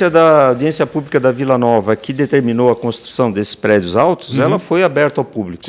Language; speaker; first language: Portuguese; native; Portuguese